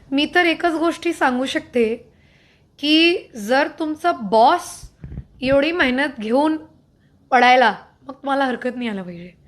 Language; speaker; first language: Marathi; non-native, fluent; Hindi